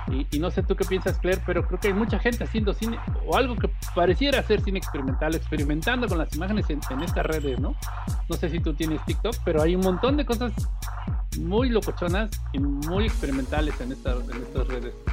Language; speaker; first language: Spanish; native; Spanish